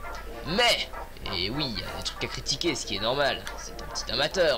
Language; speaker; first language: French; native; French